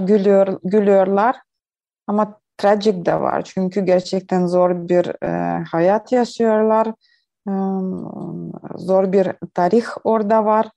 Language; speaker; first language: Turkish; non-native, learner; Ukrainian